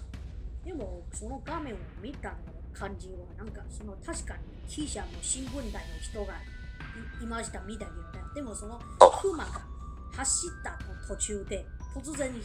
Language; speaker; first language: Japanese; non-native, learner; Chinese